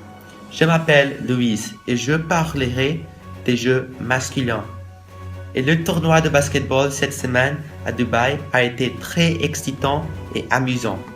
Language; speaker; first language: French; non-native, learner; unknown